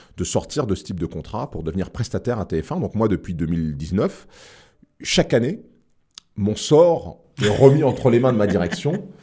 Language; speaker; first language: French; native; French